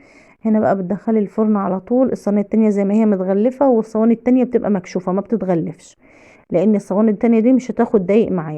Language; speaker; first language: Arabic; native; Arabic